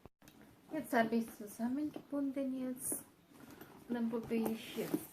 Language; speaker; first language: German; non-native, learner; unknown